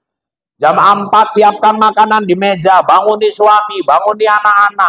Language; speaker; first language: Indonesian; native; Indonesian